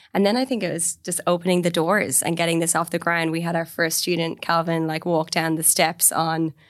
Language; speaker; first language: English; native; English